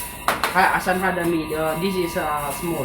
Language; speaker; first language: English; non-native, learner; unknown